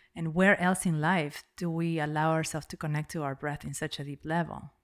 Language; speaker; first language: English; non-native, fluent; Spanish